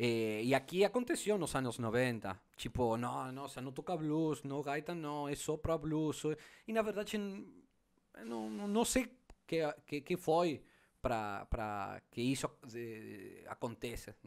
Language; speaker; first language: Portuguese; non-native, fluent; Spanish